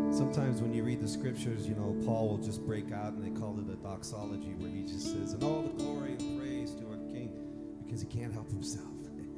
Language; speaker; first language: English; native; English